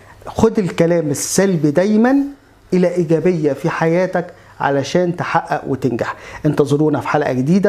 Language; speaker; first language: Arabic; native; Arabic